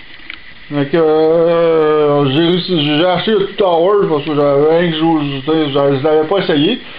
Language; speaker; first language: French; native; French